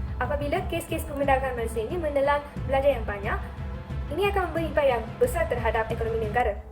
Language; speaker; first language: Malay; non-native, local second language; Tamil